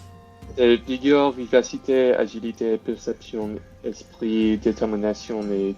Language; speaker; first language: French; non-native, learner; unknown